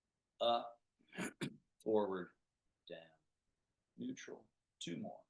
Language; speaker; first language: English; native; English